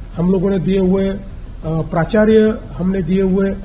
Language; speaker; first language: Hindi; non-native, local second language; Marathi